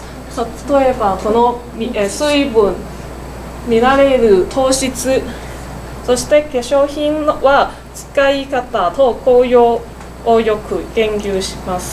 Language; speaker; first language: Japanese; non-native, learner; Cantonese